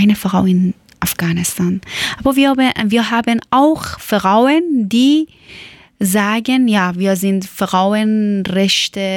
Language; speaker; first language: German; non-native, learner; Persian